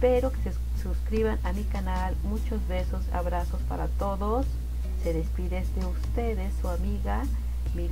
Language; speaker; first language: Spanish; native; Spanish